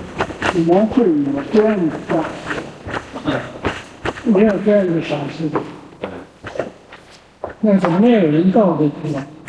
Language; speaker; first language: Chinese; non-native, local second language; Min Nan Chinese